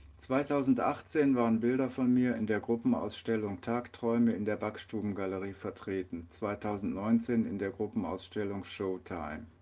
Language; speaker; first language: German; native; German